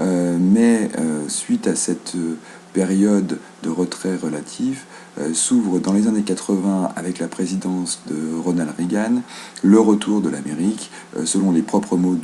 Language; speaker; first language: French; native; French